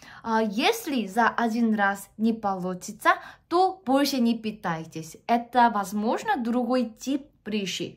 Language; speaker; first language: Russian; non-native, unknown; Korean